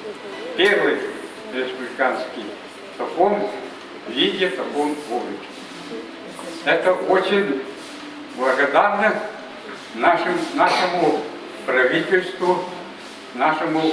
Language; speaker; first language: Russian; non-native, local second language; Yakut